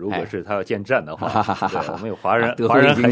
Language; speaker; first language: Chinese; native; Chinese